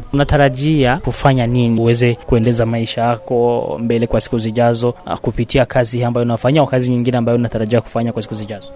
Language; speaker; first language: Swahili; non-native, local second language; Rundi